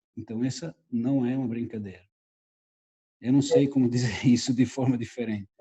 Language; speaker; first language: Portuguese; non-native, fluent; Italian